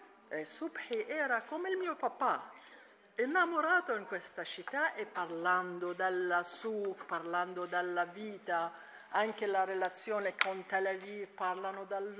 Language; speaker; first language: Italian; non-native, learner; Arabic